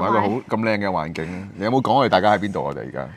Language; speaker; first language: Cantonese; native; Cantonese